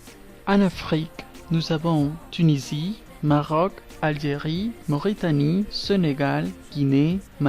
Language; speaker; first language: French; non-native, learner; Spanish